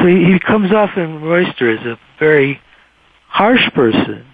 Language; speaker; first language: English; native; English